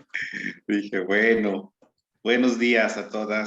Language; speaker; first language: Spanish; native; Spanish